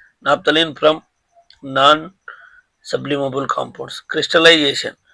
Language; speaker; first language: English; non-native, local second language; Telugu